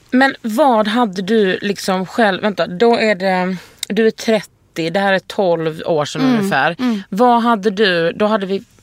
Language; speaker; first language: Swedish; native; Swedish